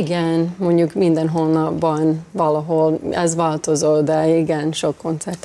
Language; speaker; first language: Hungarian; early bilingual, heritage; English